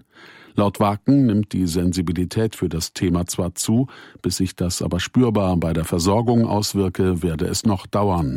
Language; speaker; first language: German; native; German